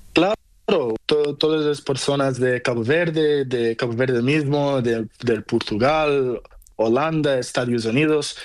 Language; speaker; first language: Spanish; non-native, learner; Portuguese